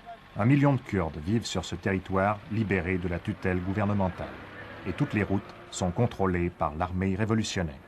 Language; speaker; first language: French; native; French